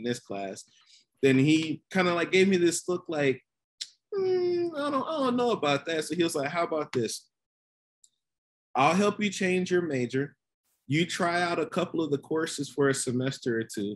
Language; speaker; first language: English; native; English